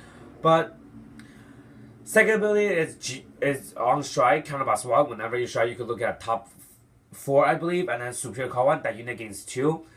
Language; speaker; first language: English; non-native, fluent; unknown